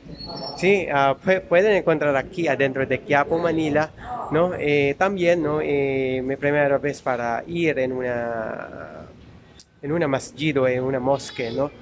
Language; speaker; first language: Spanish; non-native, learner; Filipino